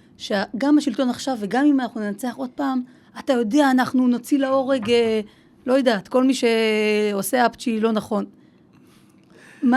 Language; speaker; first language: Hebrew; native; Hebrew